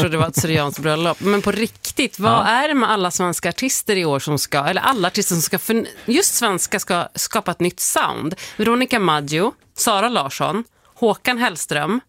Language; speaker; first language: Swedish; native; Swedish